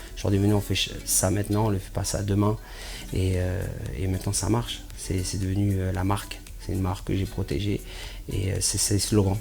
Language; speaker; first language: French; native; French